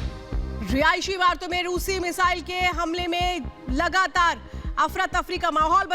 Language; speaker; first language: Hindi; native; Hindi